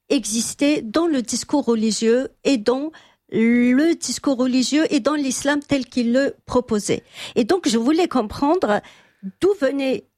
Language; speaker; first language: French; non-native, local second language; Kabyle